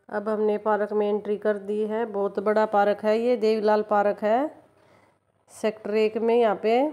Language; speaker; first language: Hindi; native; Hindi